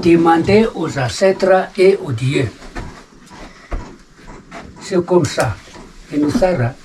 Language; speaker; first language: French; non-native, learner; Malagasy